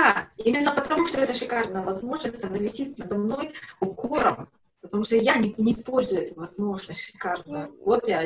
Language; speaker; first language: Russian; native; Russian